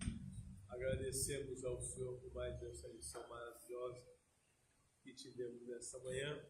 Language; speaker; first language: Portuguese; native; Portuguese